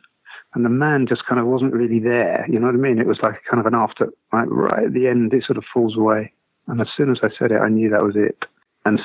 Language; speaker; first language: English; native; English